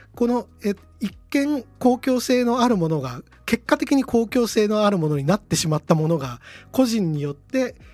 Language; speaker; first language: Japanese; native; Japanese